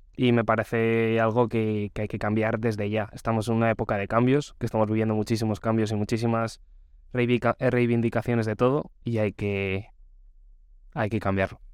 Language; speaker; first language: Spanish; native; Spanish